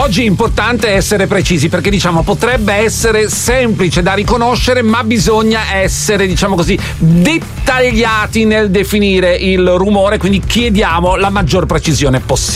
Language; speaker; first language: Italian; native; Italian